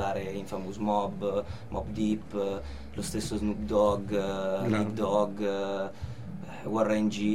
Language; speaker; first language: Italian; native; Italian